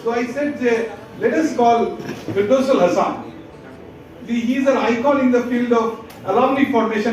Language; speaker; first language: English; non-native, local second language; Bangla